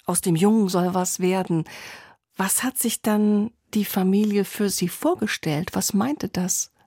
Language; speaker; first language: German; native; German